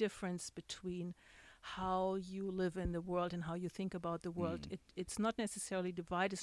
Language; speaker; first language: English; non-native, fluent; German